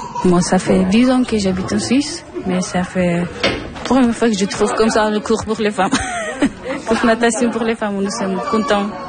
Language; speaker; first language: French; non-native, learner; Persian